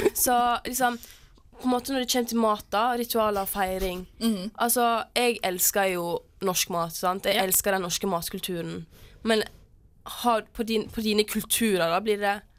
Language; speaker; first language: Norwegian; early bilingual, other home language; Kurdish